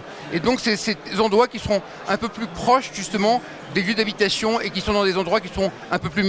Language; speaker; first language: French; native; French